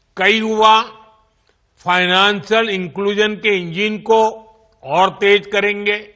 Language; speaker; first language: Hindi; non-native, local second language; Gujarati